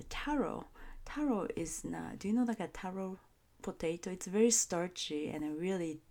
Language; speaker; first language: English; non-native, fluent; Japanese